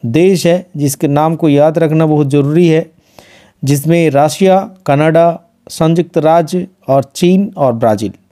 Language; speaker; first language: Hindi; non-native, local second language; Bangla